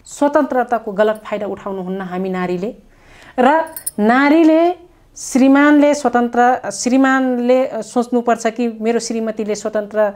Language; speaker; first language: Nepali; non-native, local second language; Dangaura Tharu